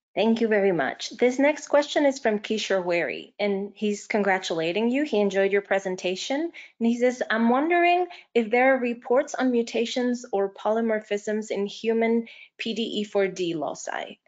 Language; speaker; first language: English; non-native, fluent; Spanish